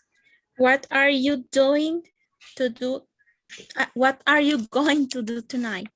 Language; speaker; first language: English; non-native, learner; Spanish